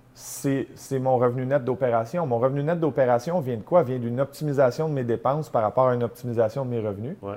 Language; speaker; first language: French; native; French